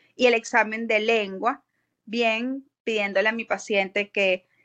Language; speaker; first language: Spanish; native; Spanish